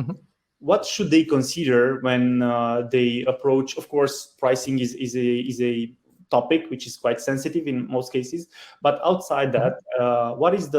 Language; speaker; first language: English; non-native, fluent; Romanian